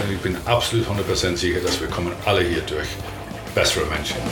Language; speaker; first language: German; non-native, learner; English